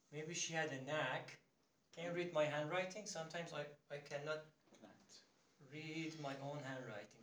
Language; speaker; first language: English; non-native, fluent; Turkish